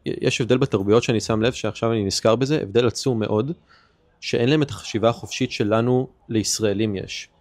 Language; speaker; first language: Hebrew; early bilingual, heritage; Hebrew